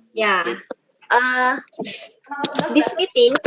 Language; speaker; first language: English; non-native, learner; Indonesian